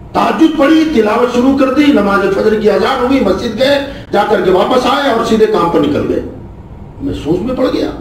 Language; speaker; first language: Hindi; non-native, local second language; Urdu